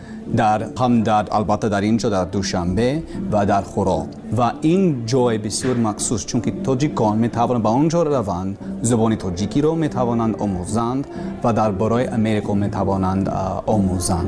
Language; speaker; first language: Persian; non-native, learner; English